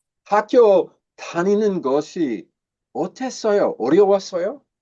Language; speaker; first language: Korean; non-native, learner; English